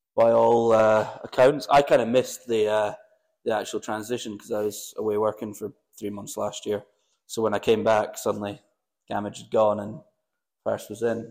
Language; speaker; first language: English; native; English